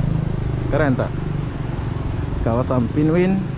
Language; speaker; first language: Malay; native; Malay